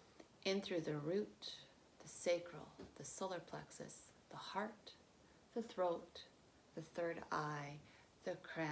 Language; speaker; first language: English; native; English